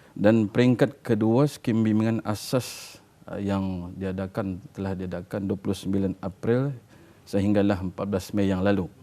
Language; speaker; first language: Malay; native; Malay